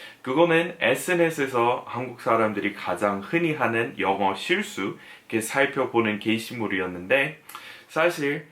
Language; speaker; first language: Korean; non-native, fluent; English